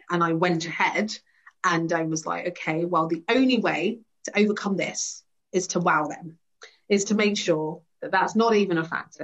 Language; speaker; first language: English; native; English